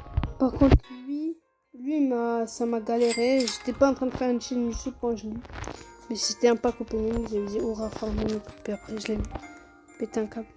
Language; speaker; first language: French; native; French